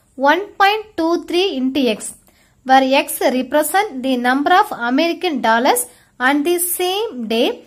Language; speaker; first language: English; non-native, local second language; Tamil